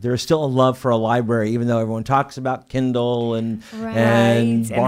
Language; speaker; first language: English; native; English